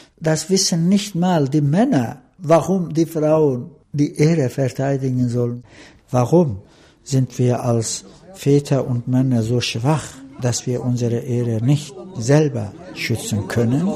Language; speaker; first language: German; non-native, fluent; Turkish